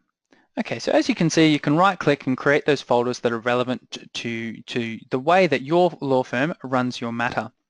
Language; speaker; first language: English; native; English